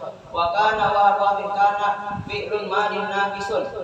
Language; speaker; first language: Arabic; non-native, learner; Indonesian